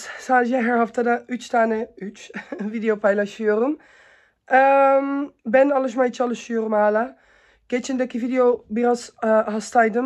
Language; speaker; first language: Turkish; early bilingual, heritage; Turkish